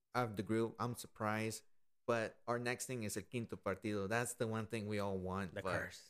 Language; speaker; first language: English; native; English